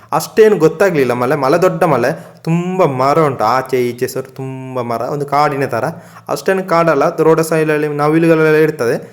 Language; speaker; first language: Kannada; non-native, local second language; Tulu